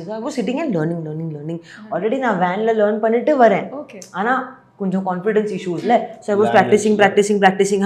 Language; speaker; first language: Tamil; non-native, learner; Hindi